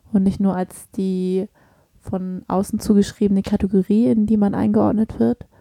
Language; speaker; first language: German; early bilingual, other home language; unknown